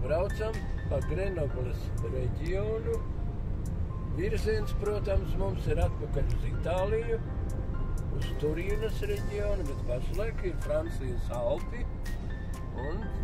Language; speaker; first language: Latvian; native; Latvian